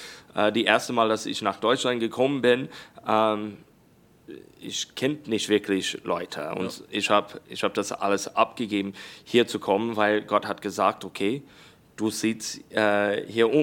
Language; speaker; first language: German; non-native, learner; English